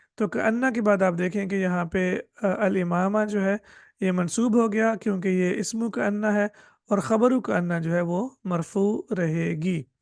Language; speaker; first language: Urdu; native; Urdu